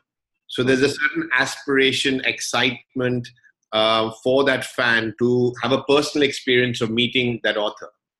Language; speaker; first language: English; native; English